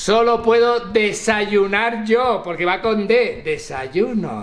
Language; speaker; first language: Spanish; native; Spanish